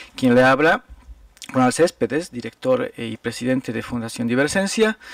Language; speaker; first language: Spanish; native; Spanish